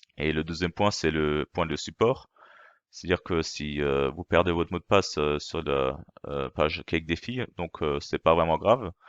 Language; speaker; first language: French; non-native, fluent; German